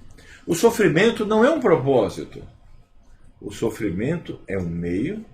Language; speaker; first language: Portuguese; native; Portuguese